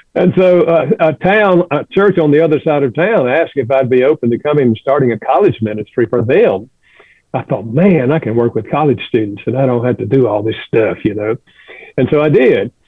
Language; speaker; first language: English; native; English